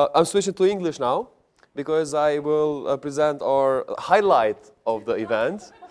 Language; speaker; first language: English; non-native, fluent; Albanian